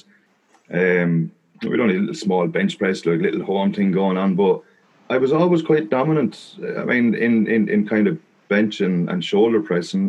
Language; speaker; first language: English; native; English